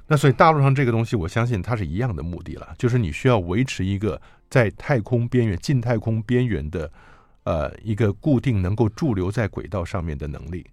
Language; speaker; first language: Chinese; native; Chinese